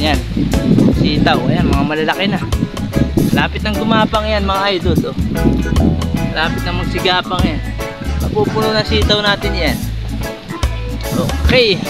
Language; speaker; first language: Filipino; native; Filipino